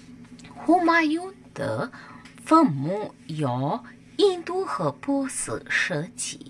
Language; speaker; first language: Chinese; non-native, learner; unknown